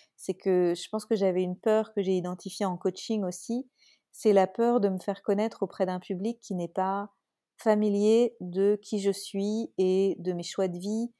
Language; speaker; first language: French; native; French